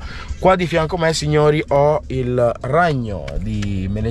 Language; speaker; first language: Italian; early bilingual, other home language; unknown